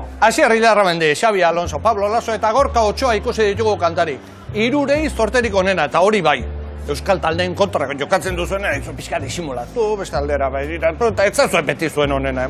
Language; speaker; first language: Basque; native; Basque